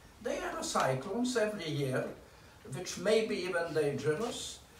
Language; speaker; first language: English; non-native, fluent; Lithuanian